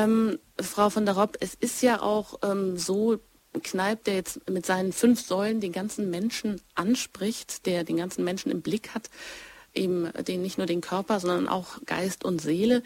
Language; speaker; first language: German; native; German